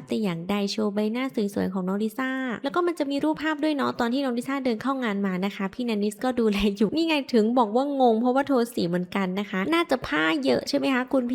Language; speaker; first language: Thai; native; Thai